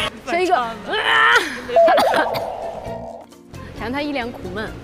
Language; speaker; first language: Chinese; native; Chinese